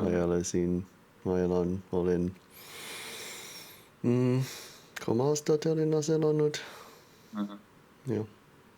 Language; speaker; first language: Estonian; non-native, learner; English